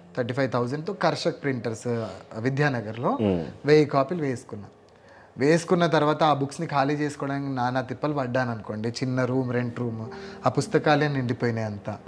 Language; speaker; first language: Telugu; non-native, local second language; Lambadi